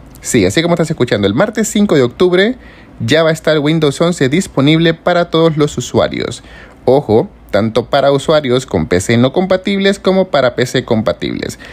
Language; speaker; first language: Spanish; native; Spanish